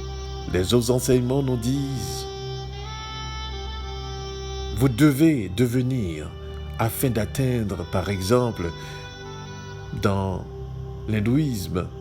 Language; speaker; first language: French; native; French